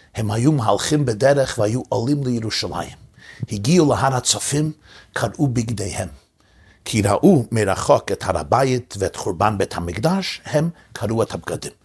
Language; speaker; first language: Hebrew; early bilingual, heritage; English